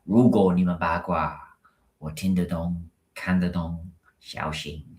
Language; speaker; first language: Chinese; non-native, learner; English